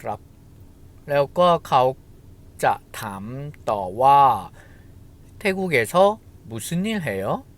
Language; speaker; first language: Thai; non-native, fluent; Korean